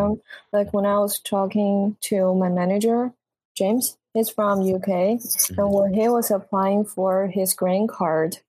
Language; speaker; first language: English; non-native, fluent; Chinese